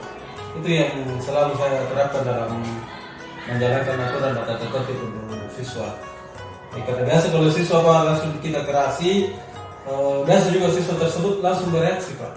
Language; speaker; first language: Indonesian; native; Indonesian